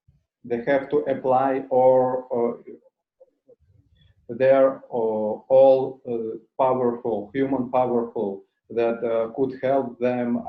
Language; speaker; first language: English; non-native, learner; Russian